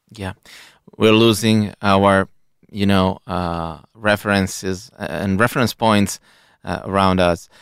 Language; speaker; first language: English; non-native, fluent; Italian